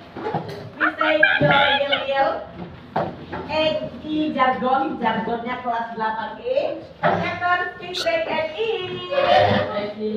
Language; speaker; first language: English; non-native, learner; Indonesian